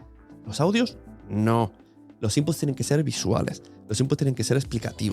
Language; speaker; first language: Spanish; native; Spanish